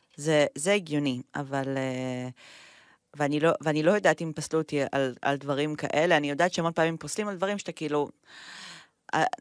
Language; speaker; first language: Hebrew; native; Hebrew